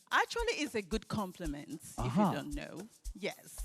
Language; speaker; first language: English; non-native, local second language; Igbo